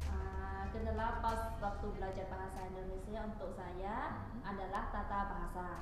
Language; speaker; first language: Indonesian; non-native, fluent; Khmer